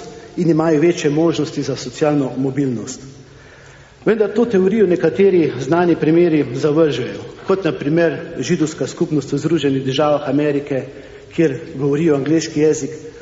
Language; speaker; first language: Slovenian; native; Slovenian